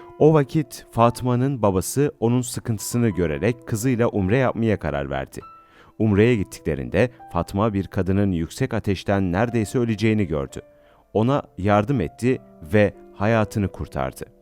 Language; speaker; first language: Turkish; native; Turkish